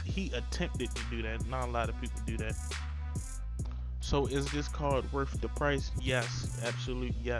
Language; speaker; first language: English; native; English